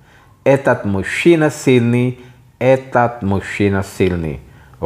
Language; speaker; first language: Russian; non-native, fluent; Filipino